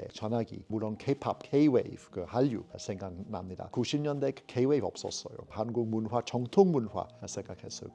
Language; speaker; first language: Korean; non-native, fluent; English